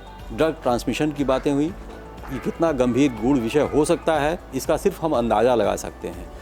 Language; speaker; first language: Hindi; native; Hindi